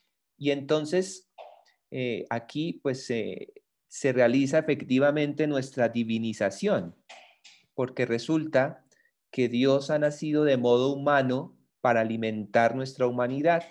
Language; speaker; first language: Spanish; native; Spanish